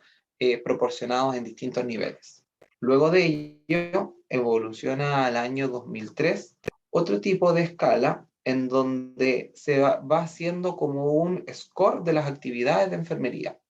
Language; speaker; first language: Spanish; native; Spanish